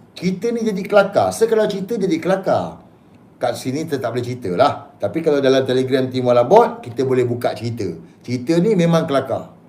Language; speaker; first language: Malay; native; Malay